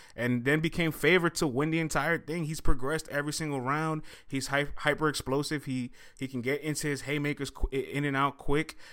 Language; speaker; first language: English; native; English